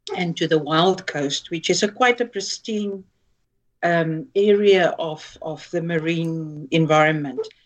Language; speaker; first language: English; non-native, local second language; Afrikaans